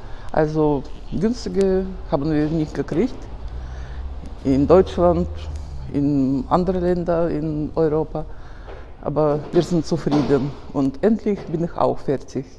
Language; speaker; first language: German; non-native, fluent; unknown